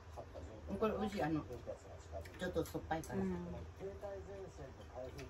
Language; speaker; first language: Japanese; non-native, learner; Filipino